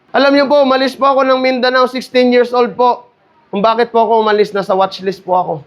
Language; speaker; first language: Filipino; non-native, local second language; Cebuano